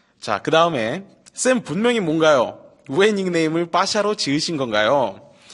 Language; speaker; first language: Korean; early bilingual, heritage; Russian